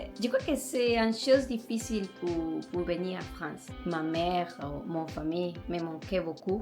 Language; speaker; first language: French; non-native, learner; Spanish